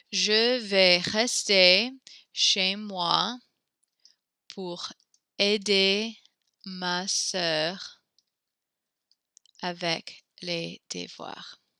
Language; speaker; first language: French; non-native, fluent; English